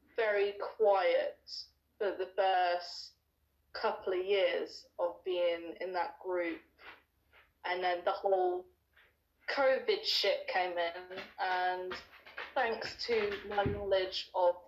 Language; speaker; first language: English; native; English